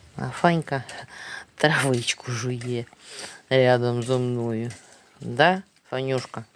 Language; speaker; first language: Ukrainian; native; Ukrainian